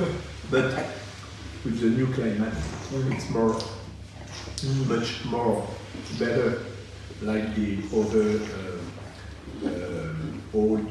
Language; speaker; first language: English; non-native, learner; French